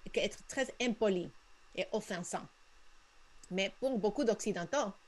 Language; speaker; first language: French; non-native, fluent; Spanish